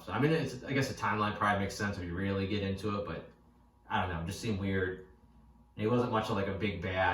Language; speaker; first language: English; native; English